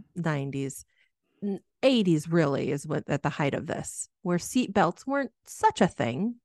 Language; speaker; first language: English; native; English